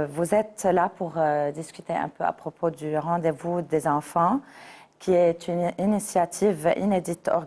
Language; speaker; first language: French; non-native, local second language; Arabic